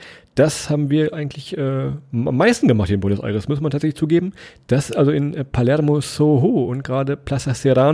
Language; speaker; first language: German; native; German